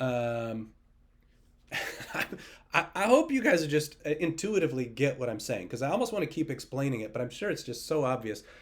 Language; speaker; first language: English; native; English